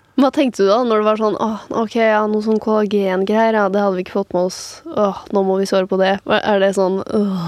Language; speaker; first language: Norwegian; native; Norwegian